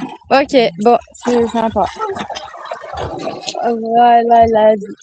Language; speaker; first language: French; native; French